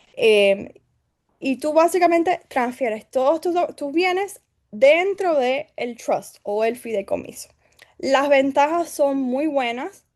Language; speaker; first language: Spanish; early bilingual, heritage; Spanish